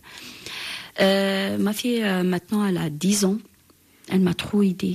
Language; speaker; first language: French; non-native, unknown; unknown